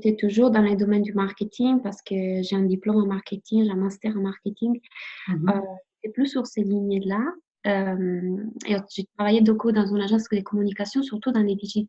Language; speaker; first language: French; non-native, fluent; Italian